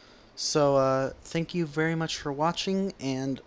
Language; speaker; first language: English; native; English